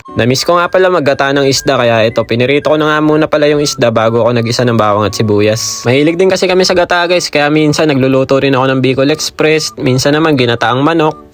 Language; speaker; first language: Filipino; native; Filipino